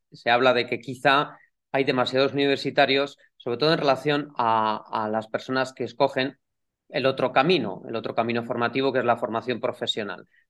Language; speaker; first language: Spanish; native; Spanish